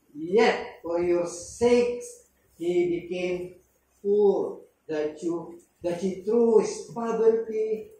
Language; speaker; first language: English; non-native, local second language; Filipino